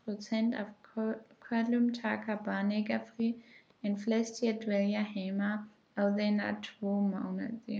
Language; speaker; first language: Icelandic; non-native, learner; German